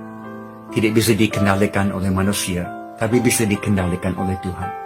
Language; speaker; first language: Indonesian; non-native, fluent; English